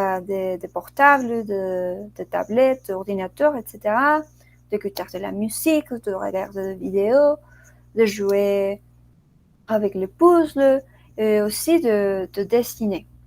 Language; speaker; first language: French; non-native, learner; Spanish